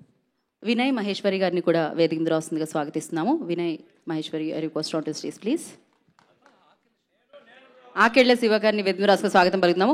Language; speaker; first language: Telugu; native; Telugu